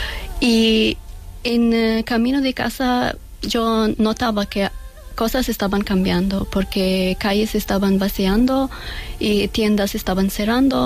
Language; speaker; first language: Spanish; non-native, learner; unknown